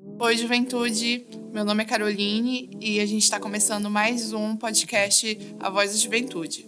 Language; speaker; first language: Portuguese; native; Portuguese